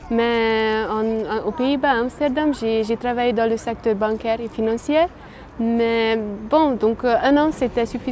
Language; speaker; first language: French; non-native, fluent; Hungarian